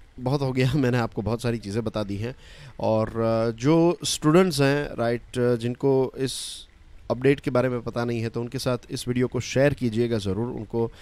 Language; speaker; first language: Hindi; non-native, local second language; Gujarati